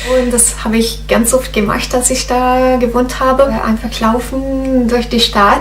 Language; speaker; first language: German; non-native, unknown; Italian